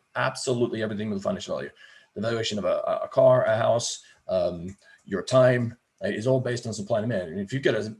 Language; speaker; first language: English; native; English